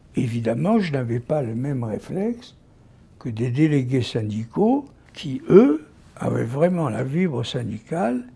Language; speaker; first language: French; native; French